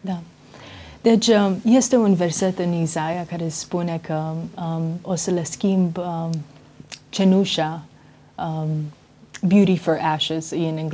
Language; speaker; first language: Romanian; early bilingual, heritage; Romanian